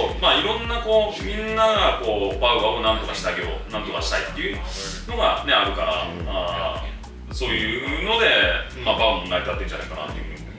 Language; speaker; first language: Japanese; native; Japanese